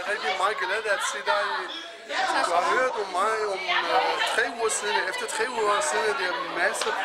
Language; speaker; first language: Danish; non-native, learner; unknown